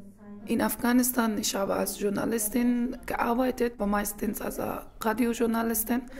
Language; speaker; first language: German; non-native, learner; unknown